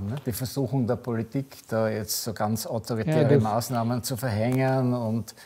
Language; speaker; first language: German; native; German